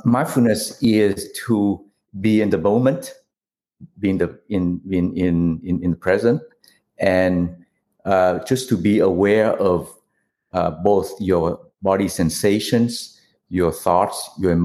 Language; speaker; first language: English; non-native, fluent; Vietnamese